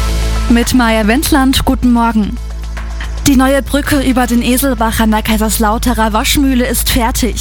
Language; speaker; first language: German; native; German